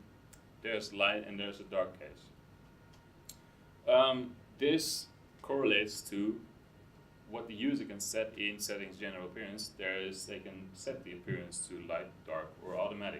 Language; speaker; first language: English; non-native, fluent; Dutch